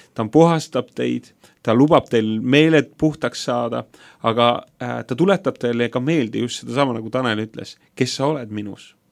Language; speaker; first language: Estonian; native; Estonian